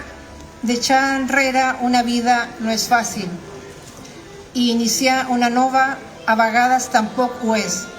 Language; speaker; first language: Catalan; non-native, fluent; Spanish